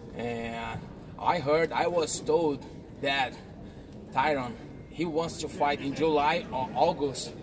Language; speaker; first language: English; non-native, fluent; Portuguese